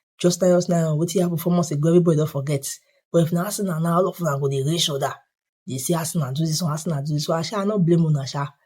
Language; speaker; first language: Nigerian Pidgin; native; Nigerian Pidgin